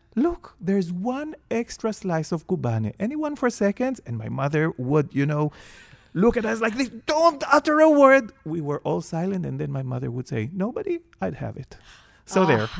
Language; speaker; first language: English; non-native, fluent; Hebrew